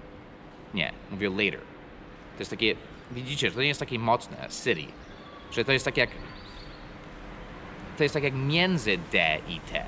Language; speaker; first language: Polish; non-native, fluent; English